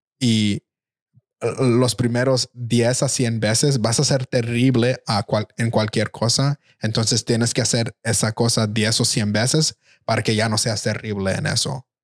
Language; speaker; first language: Spanish; early bilingual, heritage; Spanish